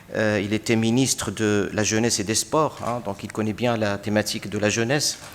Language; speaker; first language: French; non-native, local second language; Arabic